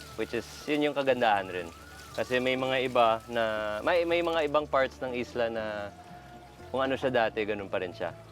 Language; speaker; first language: Filipino; non-native, local second language; Hiligaynon